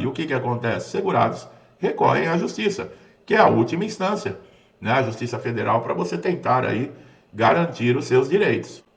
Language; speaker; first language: Portuguese; native; Portuguese